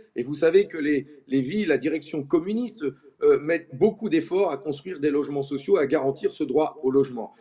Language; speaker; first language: French; native; French